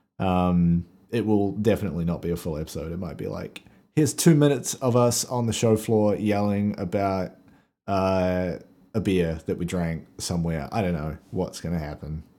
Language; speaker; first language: English; native; English